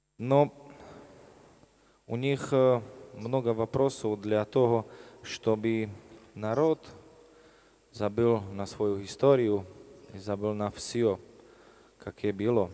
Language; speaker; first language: Russian; non-native, learner; Slovak